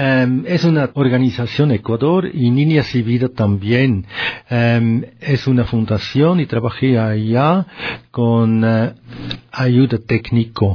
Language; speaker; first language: Spanish; non-native, learner; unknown